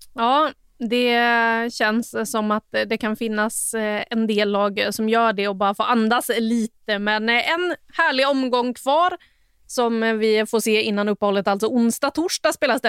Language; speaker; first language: Swedish; native; Swedish